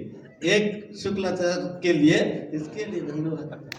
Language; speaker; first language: Hindi; non-native, learner; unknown